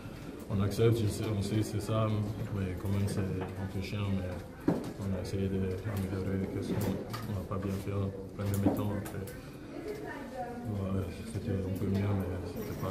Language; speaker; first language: French; non-native, fluent; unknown